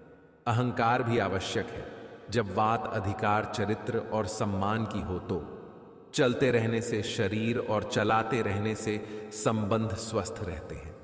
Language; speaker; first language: Hindi; native; Hindi